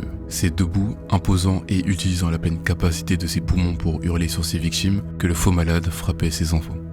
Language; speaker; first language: French; native; French